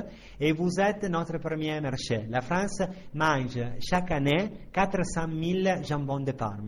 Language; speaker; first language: French; non-native, fluent; Italian